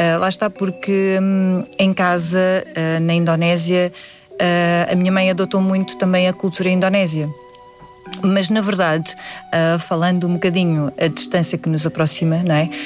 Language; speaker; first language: Portuguese; early bilingual, other home language; Indonesian